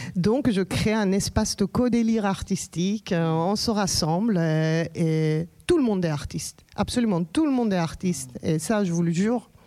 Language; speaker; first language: French; non-native, fluent; Persian